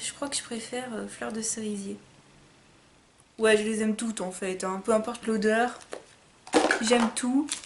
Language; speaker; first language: French; native; French